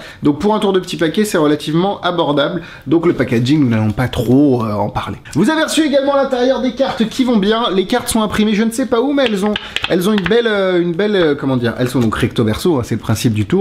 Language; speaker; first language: French; native; French